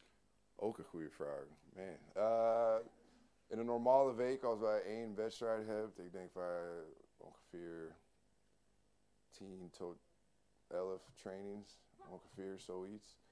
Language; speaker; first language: Dutch; non-native, learner; English